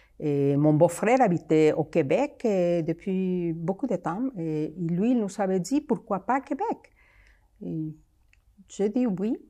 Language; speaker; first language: French; non-native, fluent; Spanish